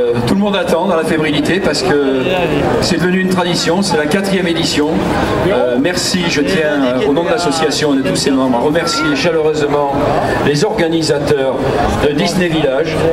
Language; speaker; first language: French; native; French